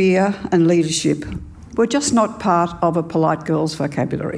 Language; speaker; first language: English; native; English